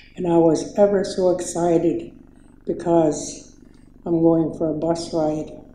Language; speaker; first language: English; native; English